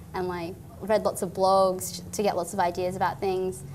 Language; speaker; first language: English; native; English